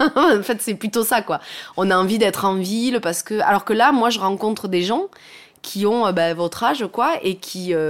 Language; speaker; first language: French; native; French